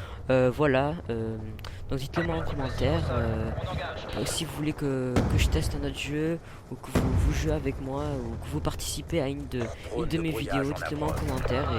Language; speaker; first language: French; native; French